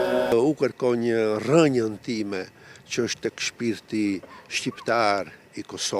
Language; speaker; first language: Albanian; early bilingual, heritage; Albanian